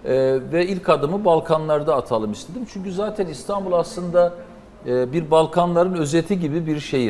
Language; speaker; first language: Turkish; native; Turkish